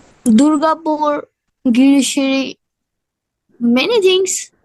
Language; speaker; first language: English; non-native, learner; Bangla